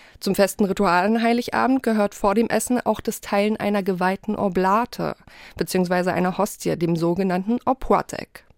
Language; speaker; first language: German; early bilingual, other home language; Polish